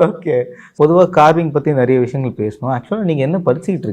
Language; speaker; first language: Tamil; native; Tamil